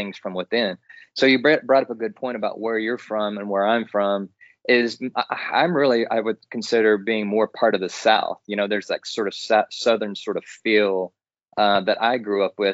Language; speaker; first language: English; native; English